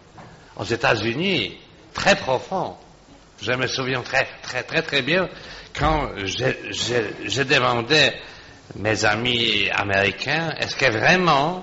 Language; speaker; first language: French; non-native, fluent; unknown